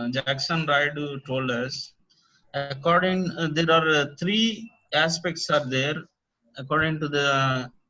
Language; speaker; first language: English; non-native, local second language; Telugu